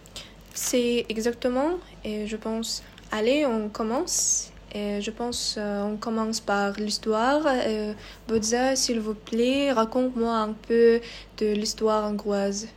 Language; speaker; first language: French; non-native, learner; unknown